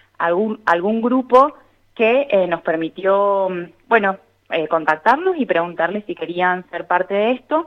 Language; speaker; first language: Spanish; native; Spanish